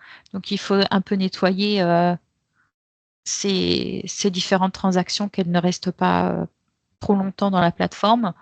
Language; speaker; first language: French; native; French